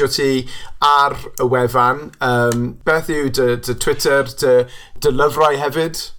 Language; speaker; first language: Welsh; non-native, local second language; English